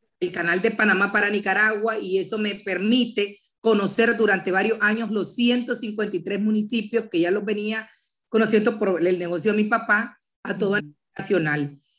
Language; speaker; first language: Spanish; native; Spanish